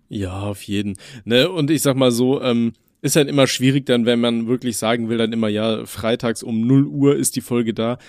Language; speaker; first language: German; native; German